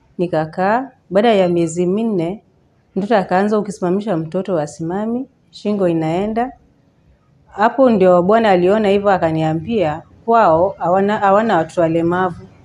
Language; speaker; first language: Swahili; non-native, local second language; Gusii